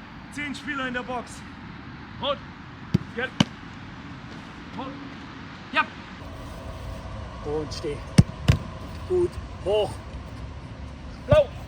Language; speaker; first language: German; native; German